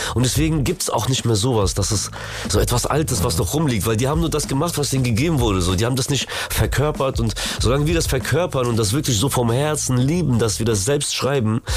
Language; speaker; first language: German; early bilingual, other home language; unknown